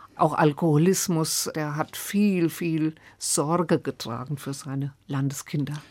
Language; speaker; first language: German; native; German